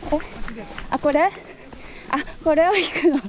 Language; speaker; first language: Japanese; native; Japanese